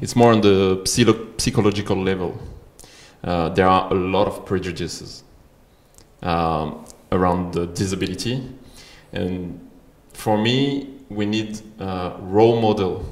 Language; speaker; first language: English; non-native, fluent; French